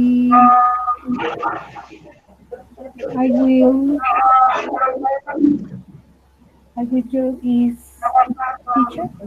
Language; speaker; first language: English; non-native, learner; Spanish